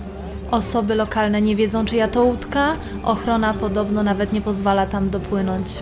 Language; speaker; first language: Polish; native; Polish